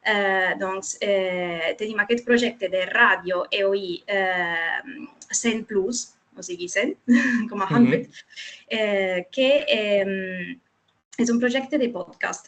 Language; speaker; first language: Catalan; non-native, fluent; Italian